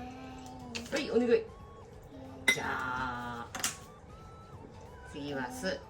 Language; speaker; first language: Japanese; native; Japanese